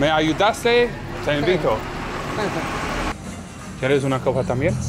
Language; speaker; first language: Spanish; non-native, learner; English